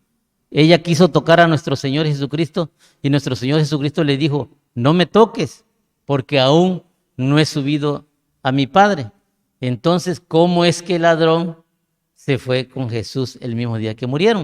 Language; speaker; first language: Spanish; native; Spanish